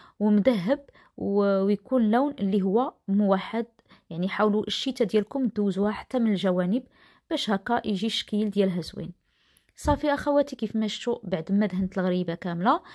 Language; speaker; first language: Arabic; native; Arabic